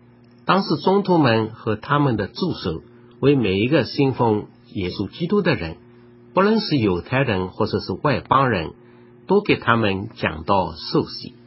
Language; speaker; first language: Chinese; native; Chinese